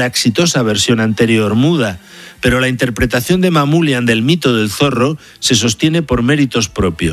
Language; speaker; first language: Spanish; native; Spanish